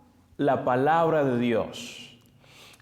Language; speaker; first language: Spanish; native; Spanish